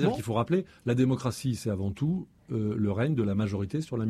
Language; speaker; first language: French; native; French